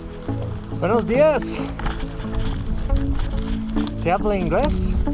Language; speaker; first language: Spanish; non-native, learner; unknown